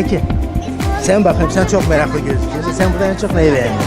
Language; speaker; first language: Turkish; native; Turkish